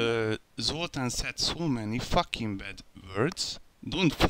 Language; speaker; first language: English; non-native, learner; Hungarian